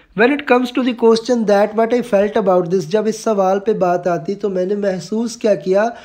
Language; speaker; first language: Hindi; non-native, local second language; Punjabi